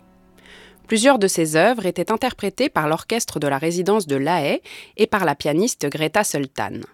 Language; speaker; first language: French; native; French